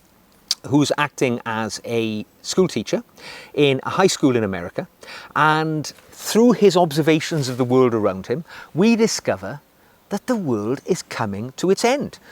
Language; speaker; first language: English; native; English